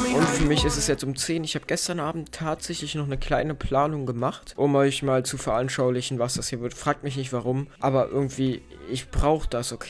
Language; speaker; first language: German; native; German